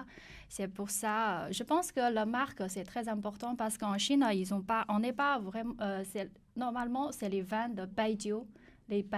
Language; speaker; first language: French; non-native, learner; Chinese